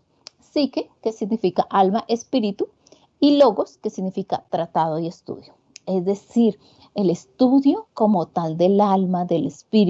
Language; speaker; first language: Spanish; native; Spanish